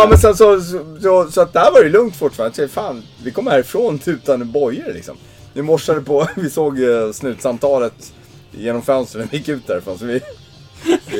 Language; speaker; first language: Swedish; native; Swedish